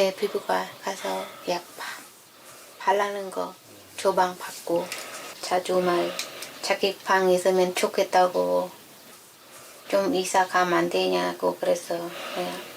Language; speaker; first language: Korean; non-native, learner; Khmer